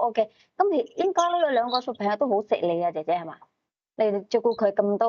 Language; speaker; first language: Cantonese; native; Cantonese